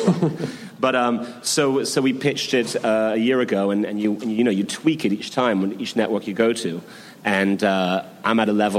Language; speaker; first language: English; native; English